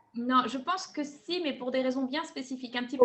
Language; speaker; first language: French; native; French